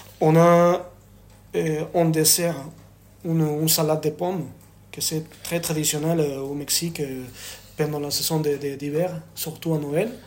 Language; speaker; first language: French; non-native, fluent; Spanish